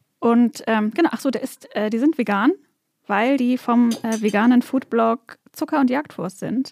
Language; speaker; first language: German; native; German